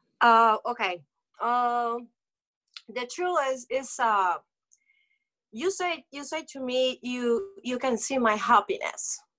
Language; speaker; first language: English; non-native, local second language; Spanish